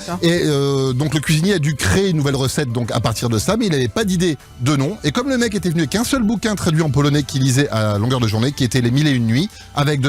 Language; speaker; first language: French; native; French